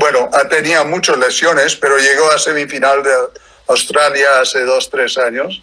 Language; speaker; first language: Spanish; non-native, fluent; English